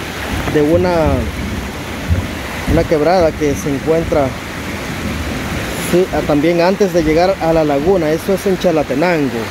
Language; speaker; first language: Spanish; native; Spanish